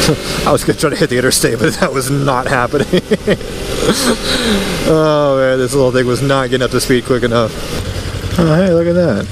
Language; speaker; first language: English; native; English